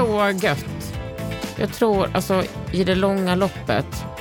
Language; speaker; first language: Swedish; native; Swedish